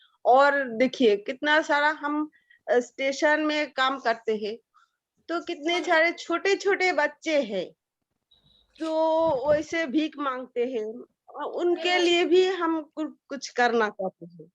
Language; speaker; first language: Hindi; non-native, local second language; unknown